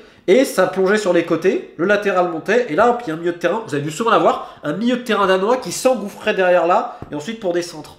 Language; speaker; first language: French; native; French